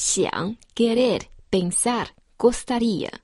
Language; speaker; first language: Portuguese; non-native, fluent; Chinese